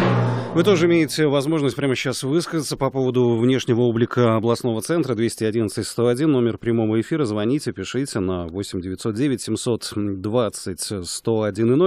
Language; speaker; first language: Russian; native; Russian